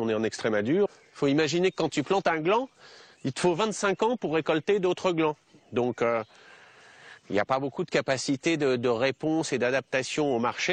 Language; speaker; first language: French; native; French